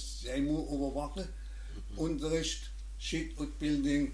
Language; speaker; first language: Norwegian; non-native, learner; German